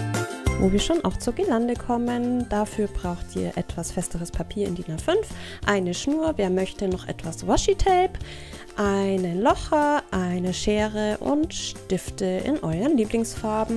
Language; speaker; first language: German; native; German